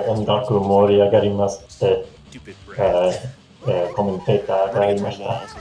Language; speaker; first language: Japanese; non-native, fluent; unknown